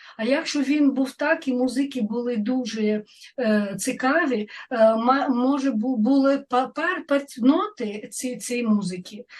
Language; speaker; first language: Ukrainian; non-native, learner; French